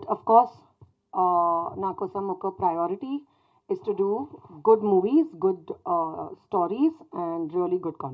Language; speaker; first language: Telugu; non-native, fluent; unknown